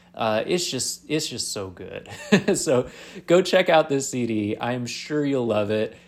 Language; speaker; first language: English; native; English